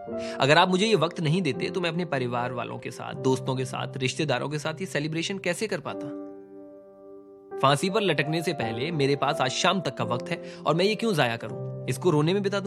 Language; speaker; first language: Hindi; native; Hindi